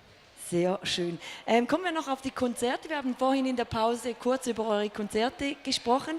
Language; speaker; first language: German; native; German